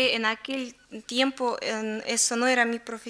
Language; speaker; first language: Spanish; non-native, learner; Russian